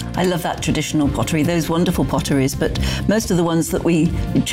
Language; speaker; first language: English; native; English